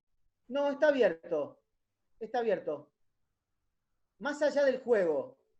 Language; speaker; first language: Spanish; native; Spanish